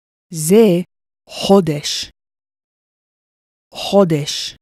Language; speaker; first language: Hebrew; non-native, fluent; English